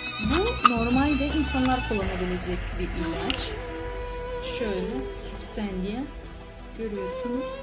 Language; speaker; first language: Turkish; non-native, learner; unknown